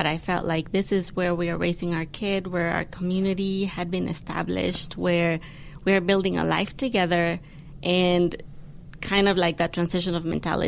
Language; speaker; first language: English; non-native, fluent; Spanish